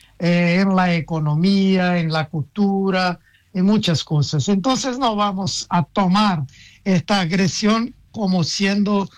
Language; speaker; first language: Spanish; non-native, fluent; Portuguese